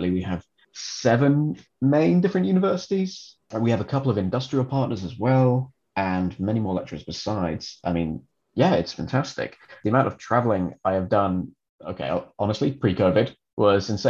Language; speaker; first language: English; native; English